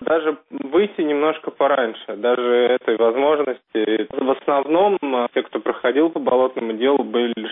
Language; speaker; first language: Russian; native; Russian